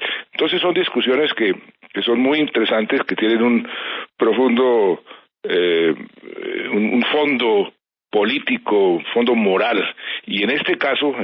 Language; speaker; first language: Spanish; native; Spanish